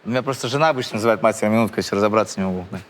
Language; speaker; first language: Russian; native; Russian